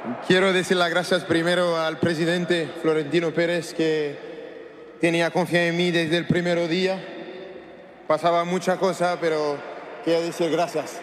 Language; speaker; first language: Spanish; non-native, learner; French